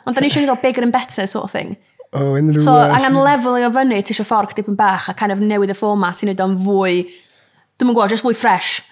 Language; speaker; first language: Welsh; non-native, local second language; English